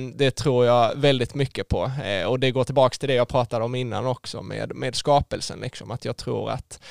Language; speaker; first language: Swedish; native; Swedish